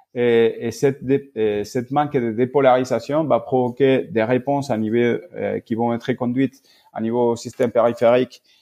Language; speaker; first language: French; non-native, fluent; Spanish